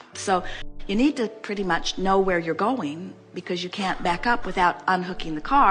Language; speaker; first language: English; native; English